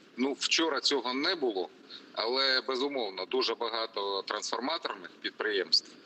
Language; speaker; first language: Ukrainian; non-native, local second language; Russian